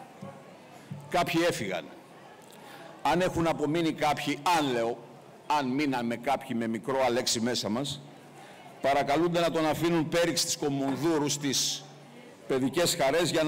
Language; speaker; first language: Greek; native; Greek